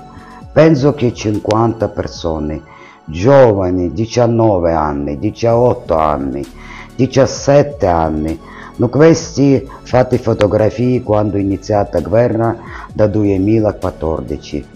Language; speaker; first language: Italian; non-native, learner; Ukrainian